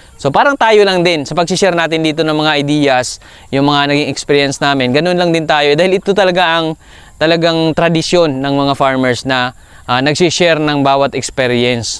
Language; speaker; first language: Filipino; non-native, local second language; Cebuano